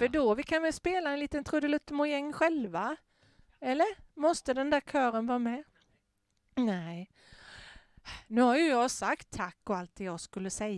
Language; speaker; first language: Swedish; native; Swedish